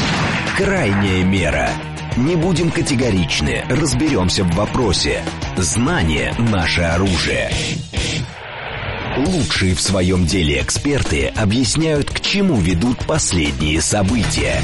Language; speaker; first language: Russian; native; Russian